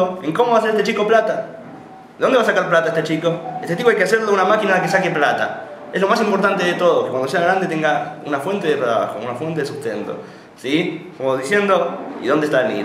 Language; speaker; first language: Spanish; native; Spanish